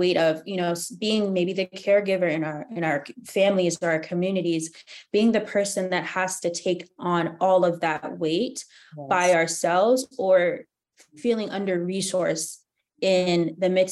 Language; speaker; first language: English; native; English